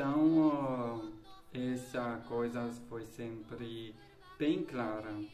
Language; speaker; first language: Portuguese; non-native, fluent; Romanian